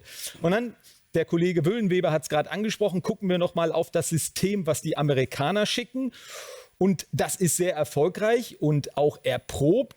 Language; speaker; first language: German; native; German